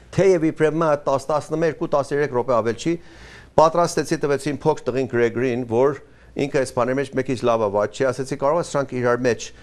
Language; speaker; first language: Armenian; early bilingual, heritage; Armenian